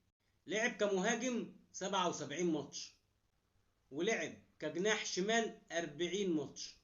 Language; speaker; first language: Arabic; native; Arabic